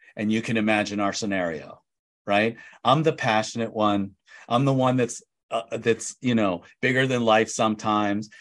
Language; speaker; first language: English; native; English